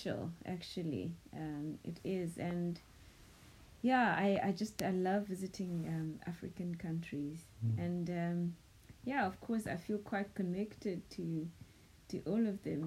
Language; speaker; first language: English; non-native, local second language; Northern Sotho